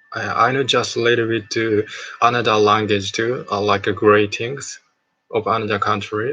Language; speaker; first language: English; non-native, learner; Japanese